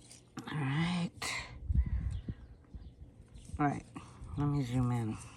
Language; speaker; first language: English; native; English